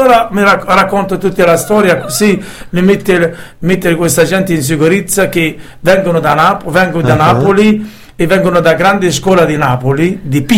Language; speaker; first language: Italian; non-native, learner; Arabic